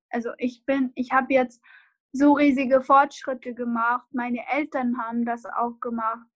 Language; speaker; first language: German; non-native, fluent; Arabic